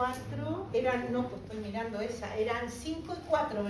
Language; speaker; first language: Spanish; native; Spanish